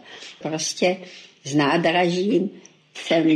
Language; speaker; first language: Czech; native; Czech